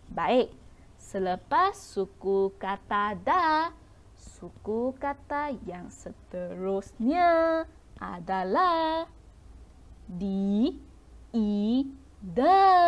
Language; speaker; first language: Malay; non-native, local second language; Chinese